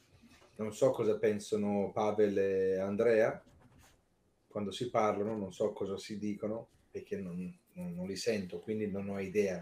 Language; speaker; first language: Italian; early bilingual, heritage; Italian